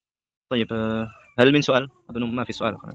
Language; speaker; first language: Arabic; non-native, fluent; Indonesian